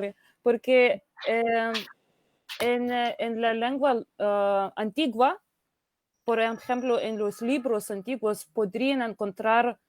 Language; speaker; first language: Spanish; non-native, fluent; Lithuanian